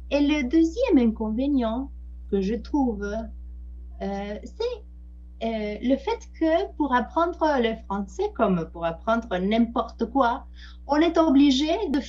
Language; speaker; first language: French; non-native, fluent; Spanish